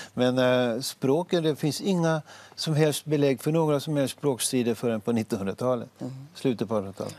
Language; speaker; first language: Swedish; native; Swedish